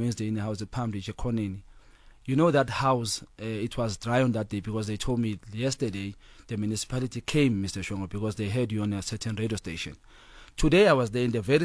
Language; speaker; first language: English; non-native, local second language; Zulu